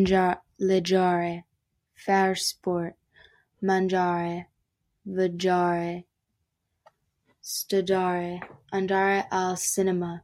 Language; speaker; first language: Italian; non-native, learner; Spanish